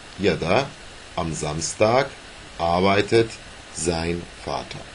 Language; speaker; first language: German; non-native, fluent; Turkish